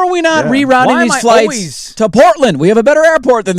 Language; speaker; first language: English; native; English